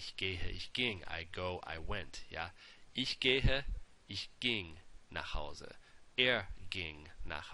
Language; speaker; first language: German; non-native, fluent; English